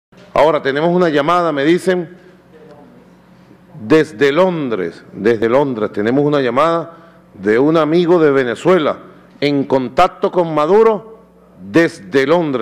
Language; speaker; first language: Spanish; native; Spanish